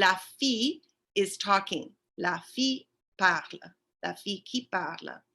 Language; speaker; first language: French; non-native, fluent; English